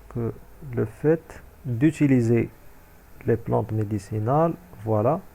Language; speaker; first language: French; non-native, local second language; Arabic